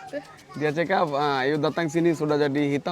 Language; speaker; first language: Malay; non-native, fluent; Bangla